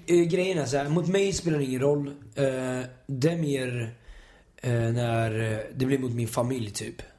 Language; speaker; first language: Swedish; early bilingual, other home language; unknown